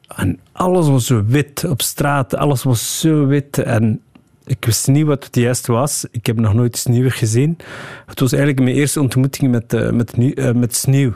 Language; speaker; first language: Dutch; early bilingual, other home language; Somali